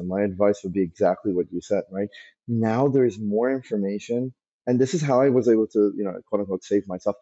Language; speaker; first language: English; early bilingual, other home language; Persian